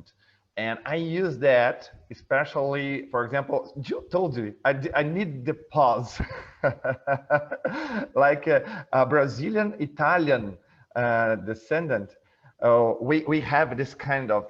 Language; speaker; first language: English; non-native, fluent; Portuguese